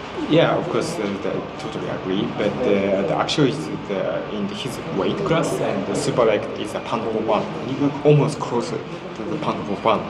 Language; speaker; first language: English; non-native, learner; Japanese